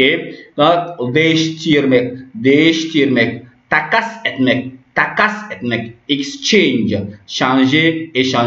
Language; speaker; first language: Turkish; non-native, learner; French